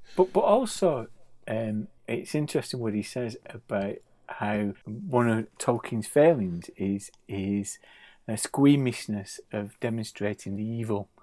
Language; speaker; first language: English; native; English